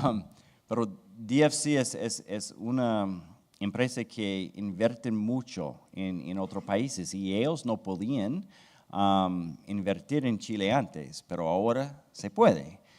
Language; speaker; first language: Spanish; non-native, fluent; English